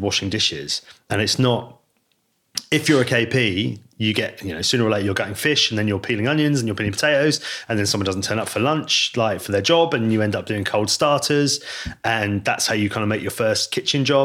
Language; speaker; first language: English; native; English